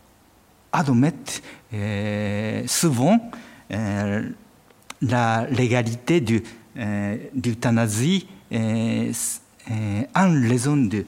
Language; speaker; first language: French; non-native, fluent; Japanese